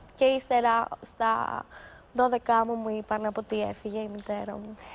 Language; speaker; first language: Greek; native; Greek